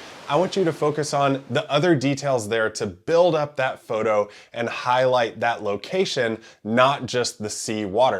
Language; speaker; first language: English; native; English